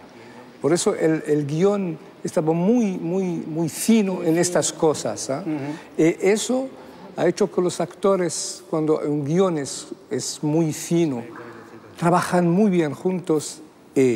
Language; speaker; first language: Spanish; non-native, fluent; Arabic